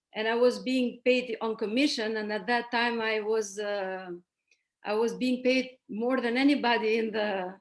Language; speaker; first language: English; non-native, fluent; Albanian